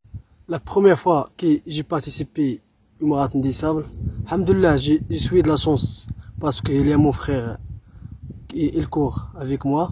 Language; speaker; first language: French; non-native, local second language; Arabic